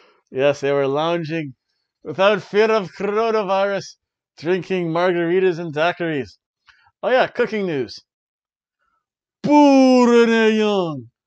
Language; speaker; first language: English; native; English